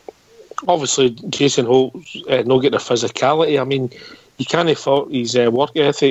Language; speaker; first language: English; native; English